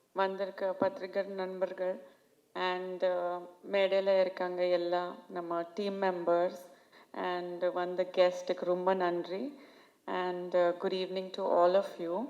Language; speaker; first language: Tamil; non-native, fluent; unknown